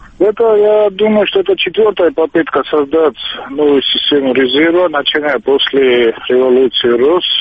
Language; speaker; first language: Russian; non-native, local second language; Georgian